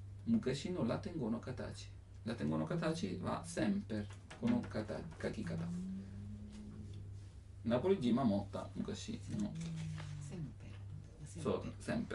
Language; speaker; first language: Japanese; non-native, learner; Italian